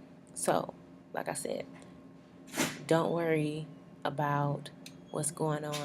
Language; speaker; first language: English; native; English